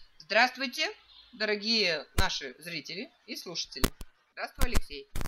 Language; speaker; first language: Russian; native; Russian